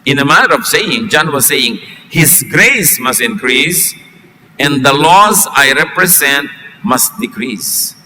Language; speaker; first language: English; non-native, local second language; Filipino